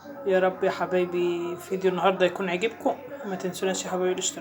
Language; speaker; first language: Arabic; native; Arabic